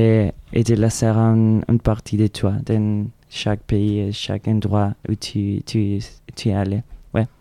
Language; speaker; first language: French; non-native, learner; Spanish